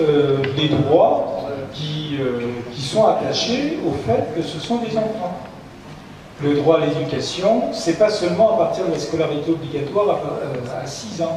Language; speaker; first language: French; native; French